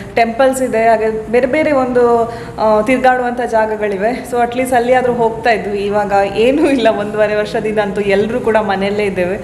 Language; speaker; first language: Kannada; native; Kannada